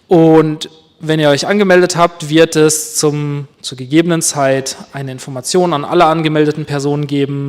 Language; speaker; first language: German; native; German